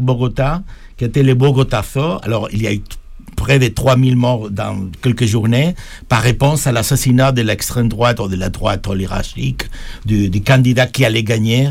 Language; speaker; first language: French; non-native, fluent; Spanish